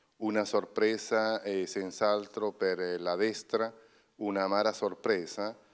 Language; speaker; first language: Italian; non-native, fluent; Spanish